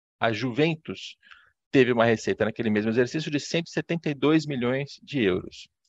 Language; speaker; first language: Portuguese; native; Portuguese